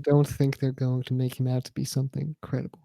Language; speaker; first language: English; native; English